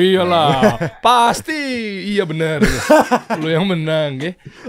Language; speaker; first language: Indonesian; native; Indonesian